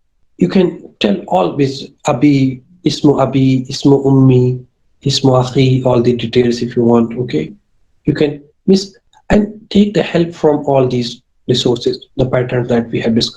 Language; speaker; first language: English; non-native, local second language; Urdu